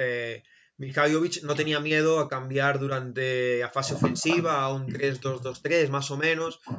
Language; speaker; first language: Spanish; native; Spanish